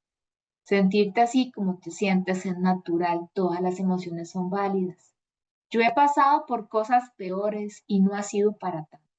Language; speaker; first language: Spanish; native; Spanish